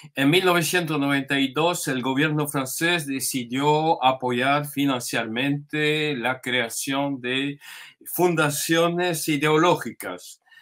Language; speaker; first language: Spanish; non-native, fluent; French